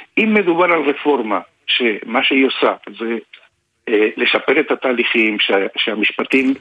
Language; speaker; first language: Hebrew; non-native, fluent; Spanish